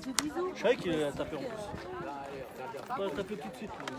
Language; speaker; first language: French; native; French